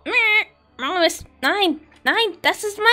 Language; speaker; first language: German; non-native, learner; English